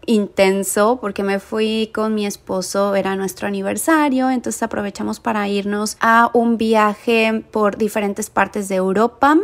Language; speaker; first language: Spanish; native; Spanish